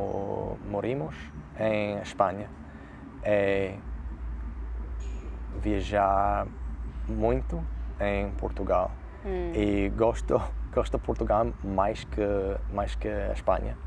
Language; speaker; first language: Portuguese; non-native, learner; English